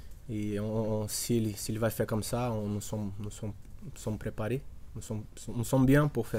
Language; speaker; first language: French; non-native, learner; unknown